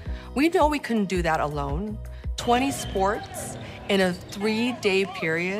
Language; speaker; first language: English; native; English